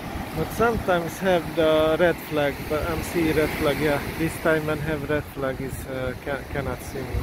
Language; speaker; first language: English; non-native, learner; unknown